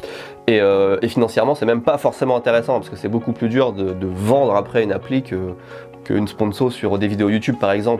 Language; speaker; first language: French; native; French